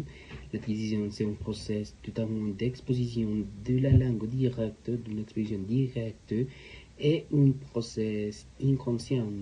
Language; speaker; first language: French; non-native, learner; Spanish